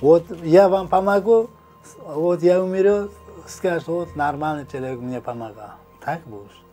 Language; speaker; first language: Russian; non-native, learner; Uzbek